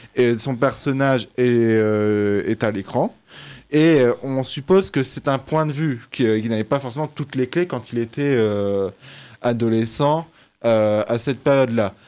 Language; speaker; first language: French; native; French